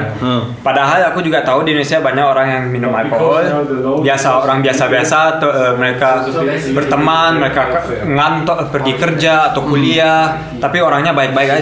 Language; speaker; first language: Indonesian; early bilingual, heritage; German